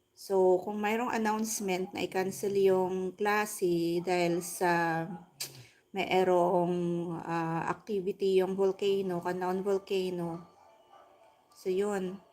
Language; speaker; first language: Filipino; non-native, local second language; Hiligaynon